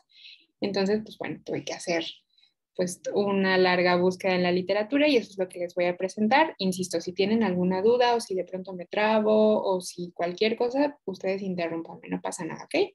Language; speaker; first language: Spanish; native; Spanish